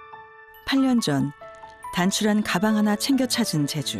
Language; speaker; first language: Korean; native; Korean